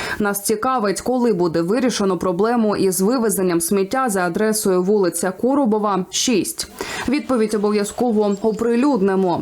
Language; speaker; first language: Ukrainian; native; Ukrainian